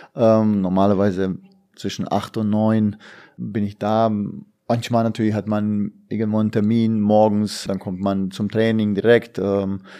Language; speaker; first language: German; non-native, fluent; Bosnian